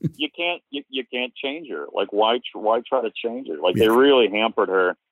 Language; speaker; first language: English; native; English